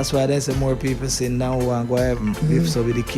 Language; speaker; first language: English; native; English